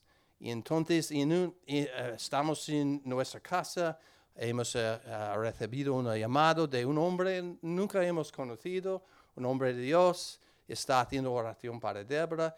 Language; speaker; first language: Spanish; non-native, learner; English